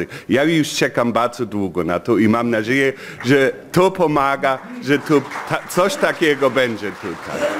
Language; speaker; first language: Polish; non-native, fluent; German